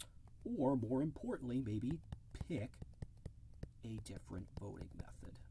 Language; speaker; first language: English; native; English